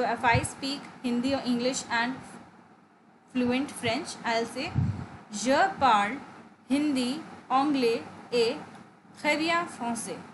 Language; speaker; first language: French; non-native, fluent; Hindi